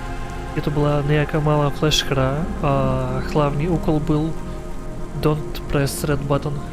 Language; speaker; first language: Czech; non-native, local second language; Ukrainian